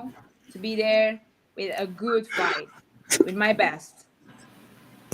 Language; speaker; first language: English; non-native, learner; Portuguese